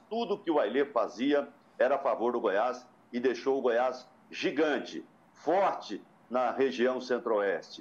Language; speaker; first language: Portuguese; native; Portuguese